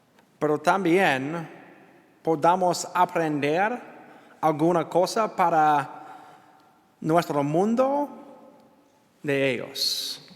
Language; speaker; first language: Spanish; non-native, learner; English